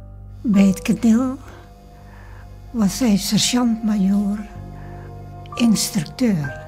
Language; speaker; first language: Dutch; early bilingual, other home language; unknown